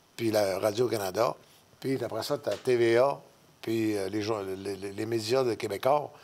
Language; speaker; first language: French; native; French